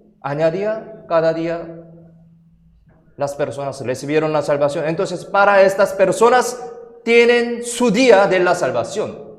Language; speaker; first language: Spanish; non-native, fluent; Korean